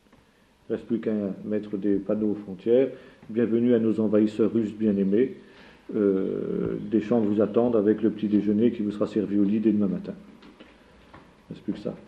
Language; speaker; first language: French; native; French